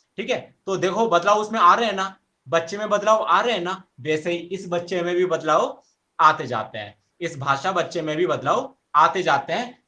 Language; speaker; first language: Hindi; native; Hindi